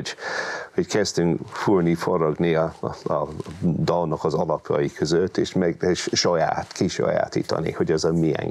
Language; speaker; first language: Hungarian; non-native, fluent; English